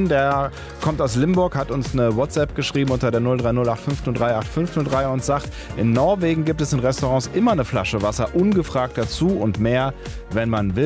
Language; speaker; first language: German; native; German